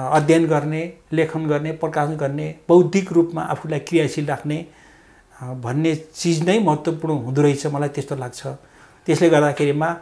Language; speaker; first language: Nepali; non-native, local second language; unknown